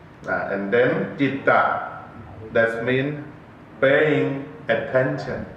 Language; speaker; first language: English; non-native, learner; Thai